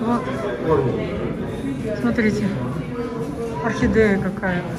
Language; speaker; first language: Russian; native; Russian